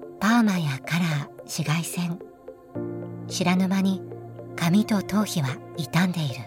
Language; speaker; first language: Japanese; native; Japanese